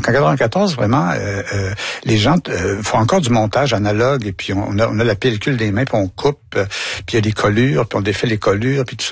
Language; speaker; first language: French; native; French